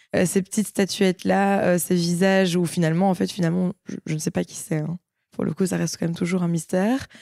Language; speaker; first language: French; native; French